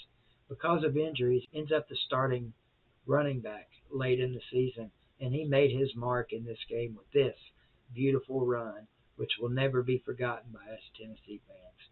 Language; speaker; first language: English; native; English